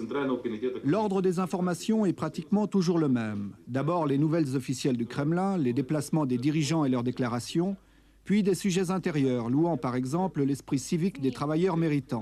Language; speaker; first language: French; native; French